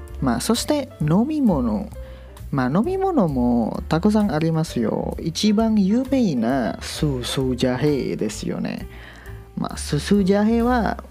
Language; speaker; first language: Japanese; non-native, learner; Indonesian